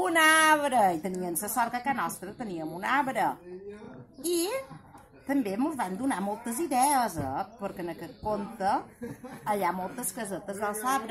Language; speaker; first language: Catalan; native; Catalan